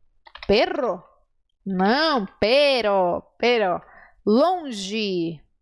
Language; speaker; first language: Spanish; non-native, fluent; Portuguese